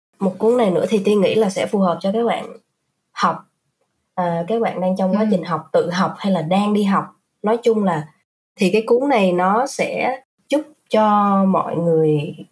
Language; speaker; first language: Vietnamese; native; Vietnamese